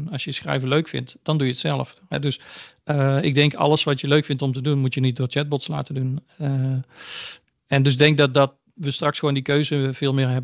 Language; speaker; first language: Dutch; native; Dutch